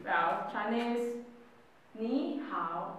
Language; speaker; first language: English; non-native, fluent; Chinese